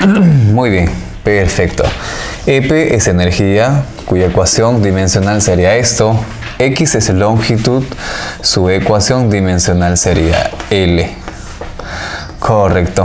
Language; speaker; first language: Spanish; native; Spanish